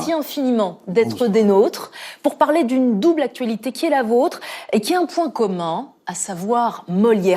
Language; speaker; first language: French; native; French